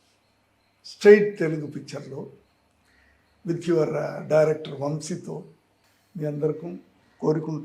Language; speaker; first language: Telugu; non-native, learner; Tamil